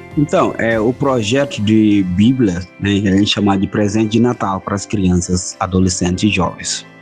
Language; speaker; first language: Portuguese; non-native, fluent; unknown